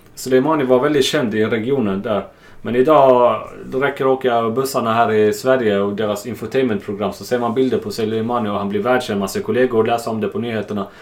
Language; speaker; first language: Swedish; non-native, fluent; Arabic